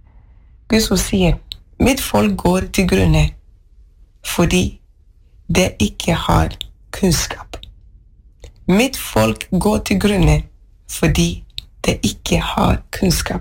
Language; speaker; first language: Norwegian; non-native, fluent; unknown